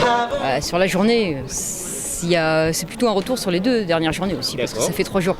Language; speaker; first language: French; native; French